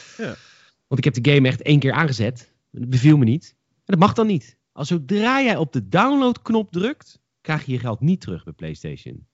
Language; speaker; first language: Dutch; native; Dutch